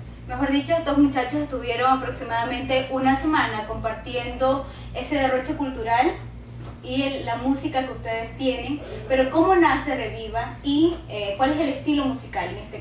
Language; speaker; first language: Spanish; native; Spanish